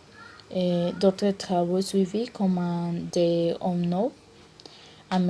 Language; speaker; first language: French; non-native, learner; Spanish